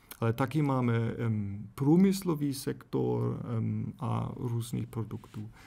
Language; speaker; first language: Czech; non-native, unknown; German